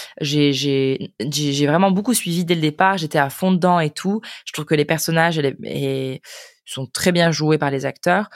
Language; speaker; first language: French; native; French